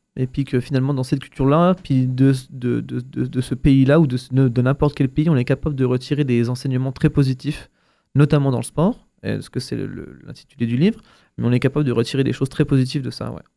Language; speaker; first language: French; native; French